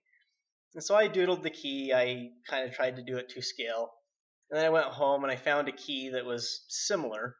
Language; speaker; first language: English; native; English